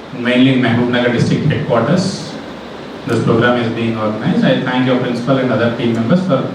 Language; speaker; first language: English; non-native, local second language; Telugu